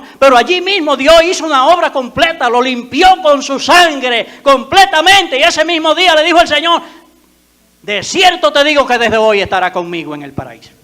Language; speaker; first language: Spanish; native; Spanish